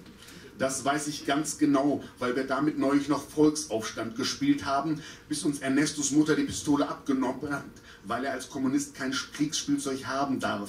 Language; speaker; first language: German; native; German